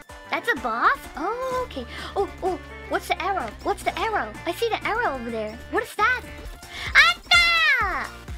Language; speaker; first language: English; non-native, fluent; Japanese